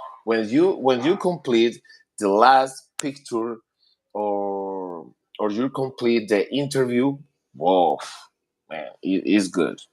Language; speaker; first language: English; non-native, learner; Spanish